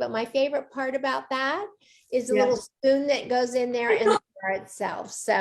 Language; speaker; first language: English; native; English